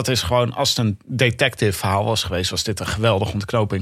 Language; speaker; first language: Dutch; native; Dutch